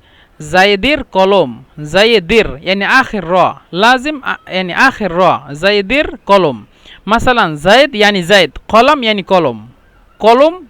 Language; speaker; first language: Arabic; non-native, fluent; Bangla